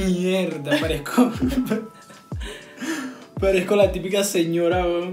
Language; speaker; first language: Spanish; native; Spanish